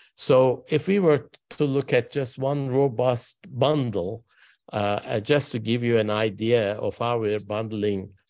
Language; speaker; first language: English; non-native, fluent; Turkish